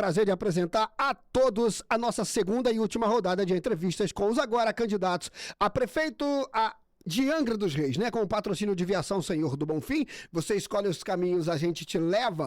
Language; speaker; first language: Portuguese; native; Portuguese